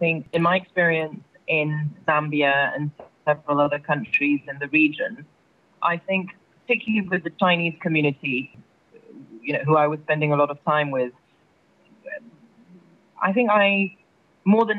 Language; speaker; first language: English; native; English